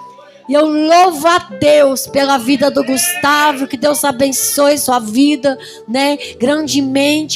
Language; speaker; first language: Portuguese; native; Portuguese